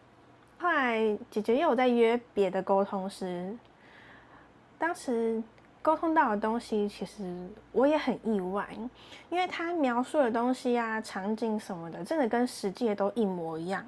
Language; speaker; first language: Chinese; native; Chinese